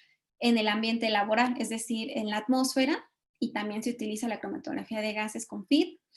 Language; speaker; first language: Spanish; native; Spanish